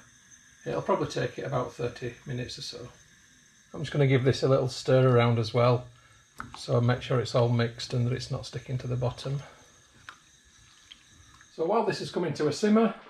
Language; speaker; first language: English; native; English